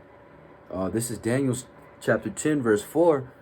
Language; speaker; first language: English; native; English